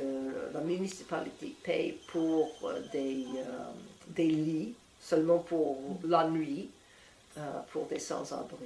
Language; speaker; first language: French; non-native, fluent; English